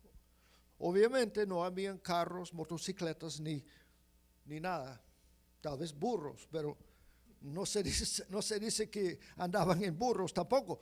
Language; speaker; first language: Spanish; non-native, fluent; English